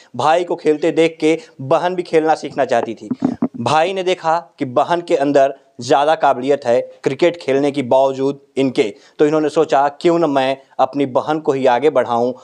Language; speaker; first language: Hindi; native; Hindi